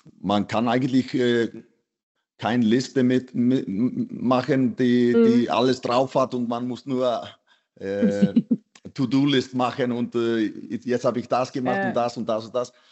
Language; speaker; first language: German; non-native, fluent; Icelandic